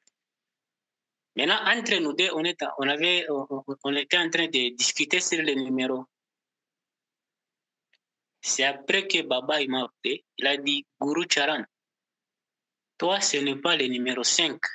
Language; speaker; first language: French; non-native, local second language; Portuguese